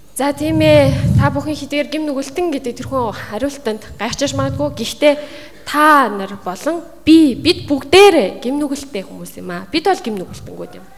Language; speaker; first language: Mongolian; native; Mongolian